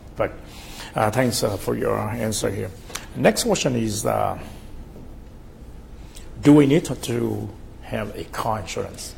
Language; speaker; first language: English; non-native, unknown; Vietnamese